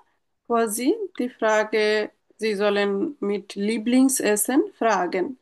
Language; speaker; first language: German; non-native, fluent; Bangla